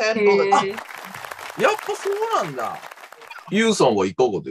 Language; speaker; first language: Japanese; native; Japanese